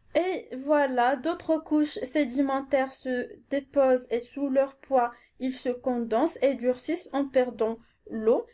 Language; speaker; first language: French; non-native, local second language; Arabic